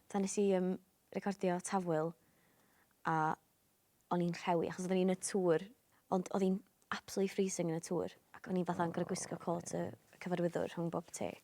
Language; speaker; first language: Welsh; native; Welsh